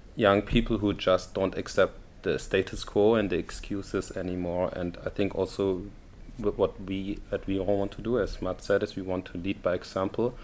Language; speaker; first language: English; non-native, fluent; German